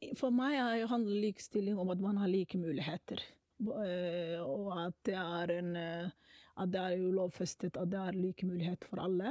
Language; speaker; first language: Norwegian; non-native, fluent; Somali